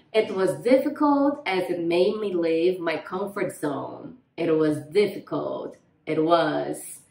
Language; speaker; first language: English; non-native, fluent; Portuguese